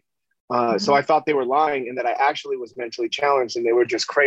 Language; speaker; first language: English; native; English